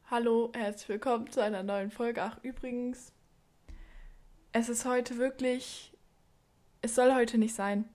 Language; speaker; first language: German; native; German